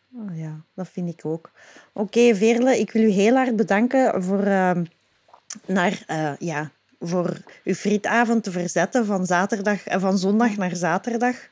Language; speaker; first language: Dutch; native; Dutch